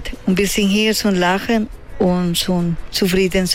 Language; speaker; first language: German; non-native, fluent; Spanish